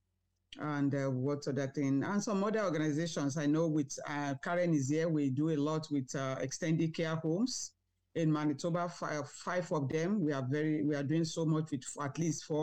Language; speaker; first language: English; non-native, local second language; Yoruba